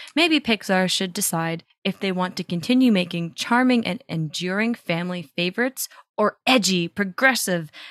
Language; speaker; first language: English; native; English